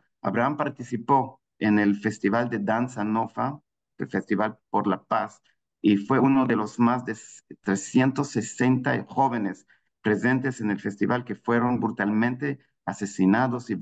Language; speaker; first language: Spanish; non-native, fluent; Hebrew